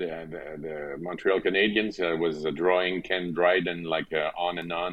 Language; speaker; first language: English; non-native, fluent; French